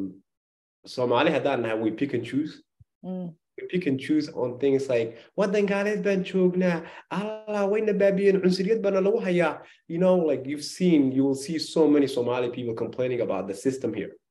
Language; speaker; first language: English; non-native, fluent; Somali